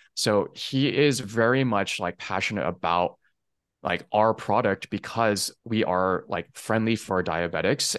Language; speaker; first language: English; early bilingual, other home language; Chinese